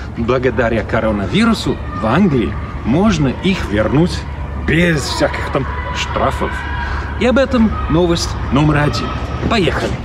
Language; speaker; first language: Russian; non-native, fluent; English